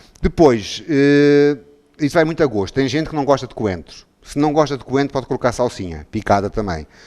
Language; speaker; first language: Portuguese; native; Portuguese